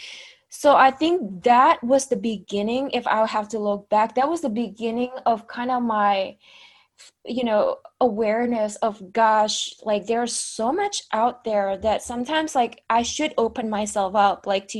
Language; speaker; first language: English; non-native, fluent; Indonesian